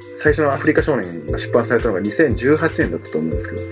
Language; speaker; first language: Japanese; native; Japanese